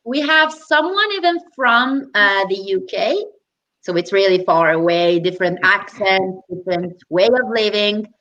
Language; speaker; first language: English; non-native, fluent; Italian